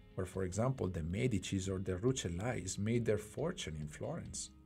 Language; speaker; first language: English; non-native, fluent; Italian